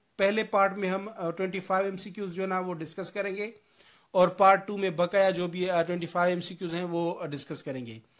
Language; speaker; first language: Urdu; non-native, local second language; Sindhi